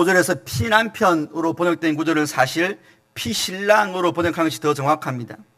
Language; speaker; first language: Korean; native; Korean